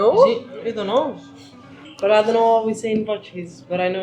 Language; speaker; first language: English; non-native, fluent; Portuguese